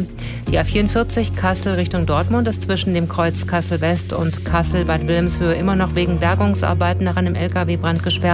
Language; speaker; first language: German; native; German